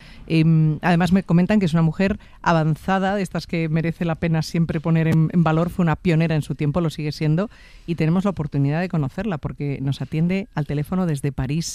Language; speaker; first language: Spanish; native; Spanish